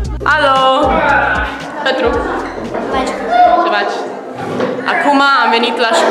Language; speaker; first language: Romanian; early bilingual, heritage; Romanian